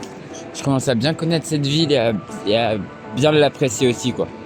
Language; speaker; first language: French; native; French